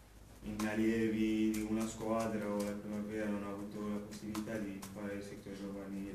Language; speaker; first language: Italian; non-native, fluent; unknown